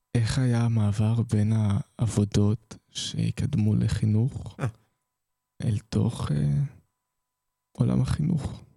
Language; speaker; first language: Hebrew; native; Hebrew